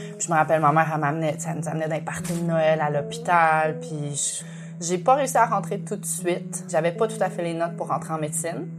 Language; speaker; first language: French; native; French